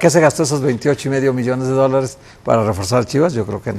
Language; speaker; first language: Spanish; native; Spanish